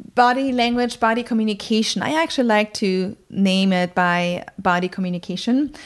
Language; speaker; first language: English; non-native, fluent; German